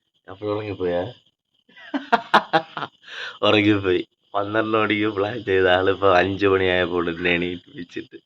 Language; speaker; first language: Malayalam; native; Malayalam